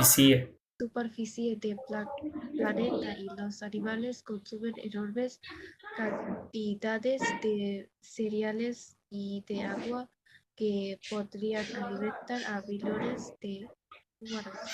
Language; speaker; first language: Spanish; non-native, learner; Bangla